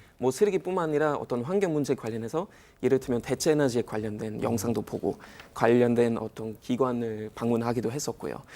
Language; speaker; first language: Korean; non-native, fluent; German